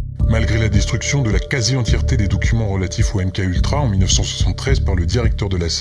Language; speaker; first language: French; native; French